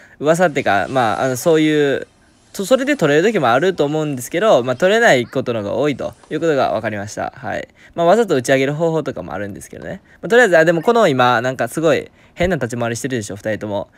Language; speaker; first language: Japanese; native; Japanese